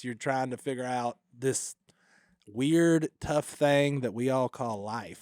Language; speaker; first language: English; native; English